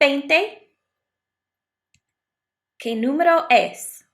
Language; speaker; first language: Spanish; non-native, fluent; English